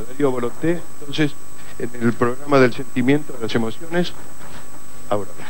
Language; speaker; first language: Spanish; native; Spanish